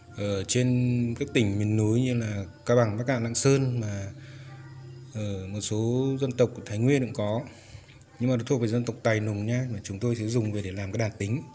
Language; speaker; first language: Vietnamese; non-native, local second language; Tày